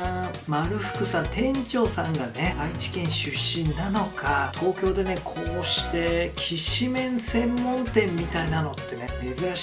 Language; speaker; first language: Japanese; native; Japanese